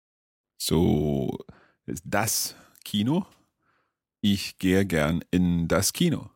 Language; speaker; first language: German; non-native, learner; English